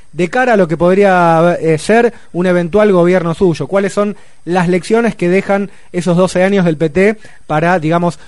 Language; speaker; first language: Spanish; native; Spanish